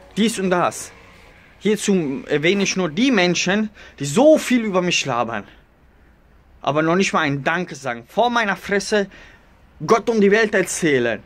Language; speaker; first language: German; early bilingual, other home language; Italian